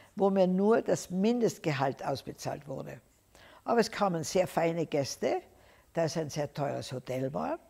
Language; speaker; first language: German; native; German